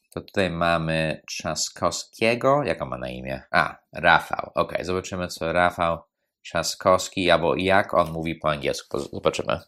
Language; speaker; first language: Polish; non-native, fluent; English